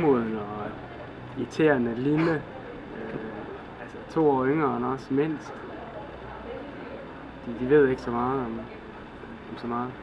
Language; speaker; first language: Danish; native; Danish